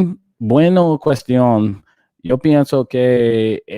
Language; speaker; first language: Spanish; non-native, learner; English